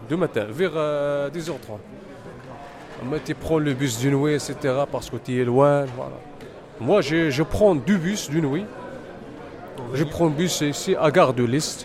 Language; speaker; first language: French; non-native, learner; Arabic